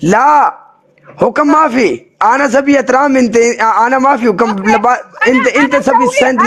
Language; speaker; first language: Arabic; non-native, learner; Punjabi